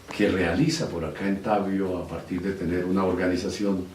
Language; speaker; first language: Spanish; native; Spanish